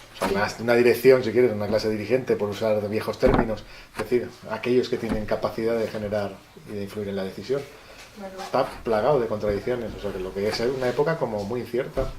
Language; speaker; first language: Spanish; native; Spanish